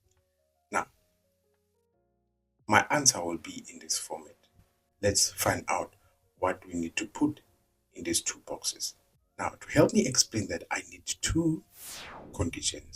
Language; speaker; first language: English; non-native, local second language; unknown